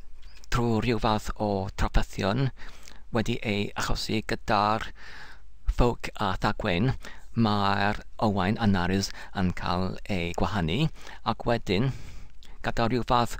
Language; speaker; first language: Welsh; non-native, learner; English